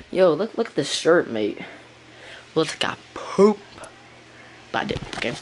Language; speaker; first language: English; native; English